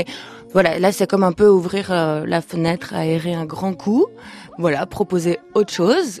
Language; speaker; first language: French; non-native, fluent; Lithuanian